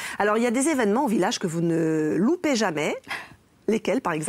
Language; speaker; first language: French; native; French